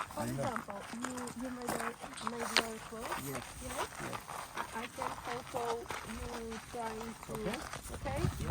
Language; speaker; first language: English; non-native, learner; Portuguese